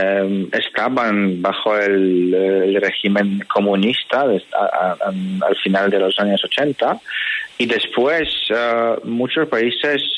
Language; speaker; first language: Spanish; non-native, fluent; Polish